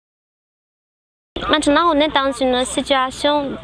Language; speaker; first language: French; non-native, fluent; Chinese